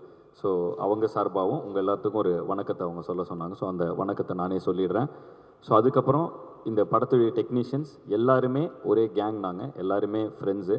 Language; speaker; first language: Tamil; native; Tamil